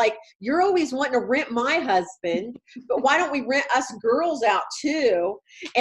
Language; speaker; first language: English; native; English